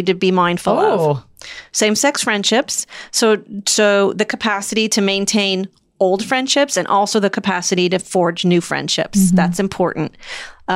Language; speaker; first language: English; native; English